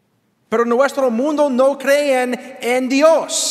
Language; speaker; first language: Spanish; non-native, learner; English